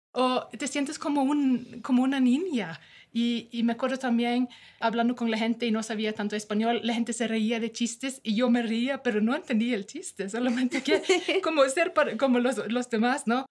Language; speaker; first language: Spanish; non-native, fluent; Norwegian